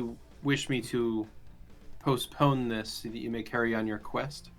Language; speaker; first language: English; native; English